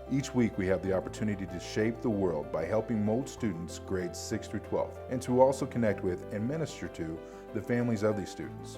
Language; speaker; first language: English; native; English